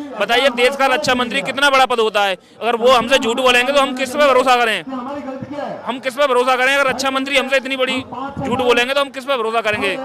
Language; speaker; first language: Hindi; native; Hindi